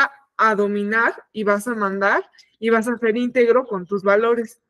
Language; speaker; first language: Spanish; native; Spanish